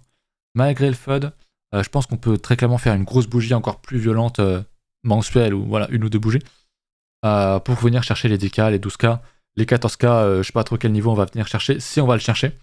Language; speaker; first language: French; native; French